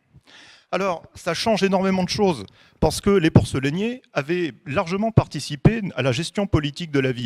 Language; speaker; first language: French; native; French